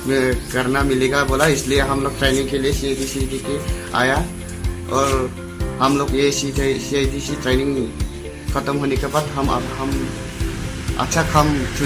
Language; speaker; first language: Hindi; non-native, local second language; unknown